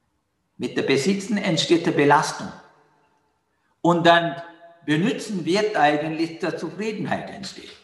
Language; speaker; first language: German; non-native, fluent; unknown